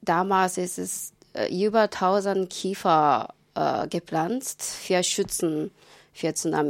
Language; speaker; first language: German; non-native, learner; Japanese